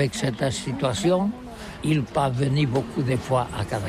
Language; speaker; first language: French; non-native, learner; Catalan